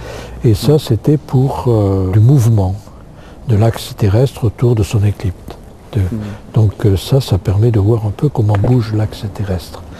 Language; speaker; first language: French; native; French